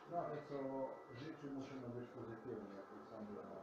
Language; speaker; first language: Polish; non-native, learner; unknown